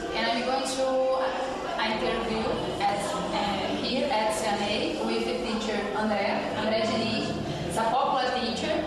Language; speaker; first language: English; non-native, learner; Portuguese